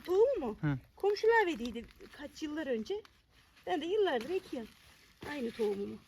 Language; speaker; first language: Turkish; native; Turkish